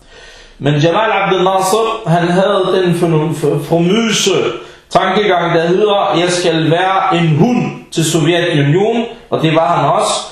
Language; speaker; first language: Danish; early bilingual, other home language; Arabic